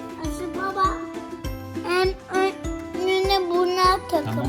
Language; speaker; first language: Turkish; early bilingual, heritage; Turkish